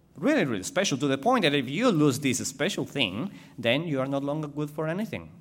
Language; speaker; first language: English; non-native, fluent; Spanish